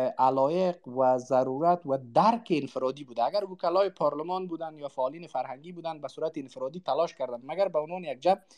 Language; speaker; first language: Persian; non-native, local second language; Uzbek